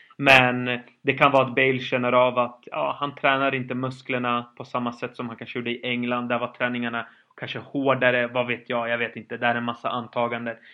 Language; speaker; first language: Swedish; early bilingual, other home language; Kurdish